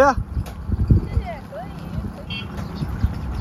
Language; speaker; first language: Chinese; non-native, fluent; Ukrainian